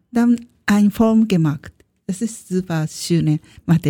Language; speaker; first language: German; non-native, learner; Japanese